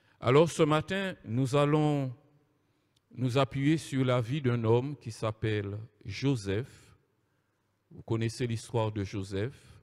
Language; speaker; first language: French; native; French